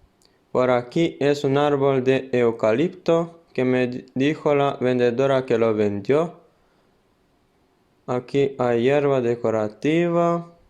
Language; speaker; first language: Spanish; non-native, fluent; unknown